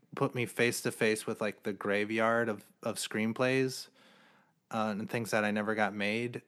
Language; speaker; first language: English; native; English